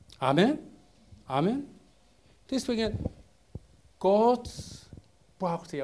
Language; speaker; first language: German; non-native, learner; Korean